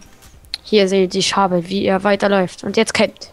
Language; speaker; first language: German; native; German